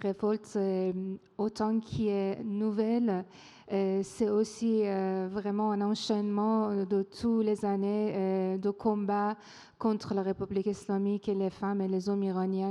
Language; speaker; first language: French; non-native, fluent; Persian